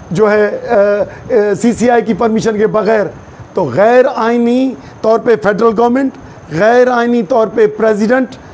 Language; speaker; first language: Urdu; non-native, local second language; Sindhi